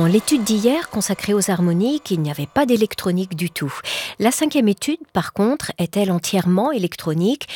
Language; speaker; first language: French; native; French